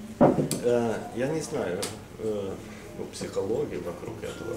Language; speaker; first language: Russian; non-native, fluent; Norwegian